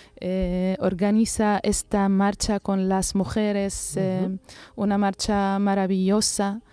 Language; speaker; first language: Spanish; non-native, learner; Arabic